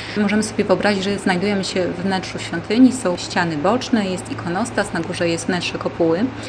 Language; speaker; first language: Polish; native; Polish